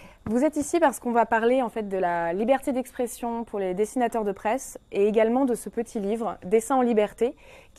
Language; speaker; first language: French; native; French